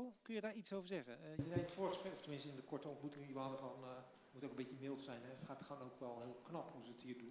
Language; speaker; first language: Dutch; native; Dutch